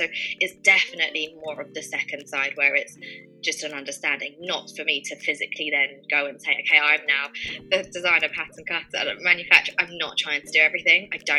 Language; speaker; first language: English; native; English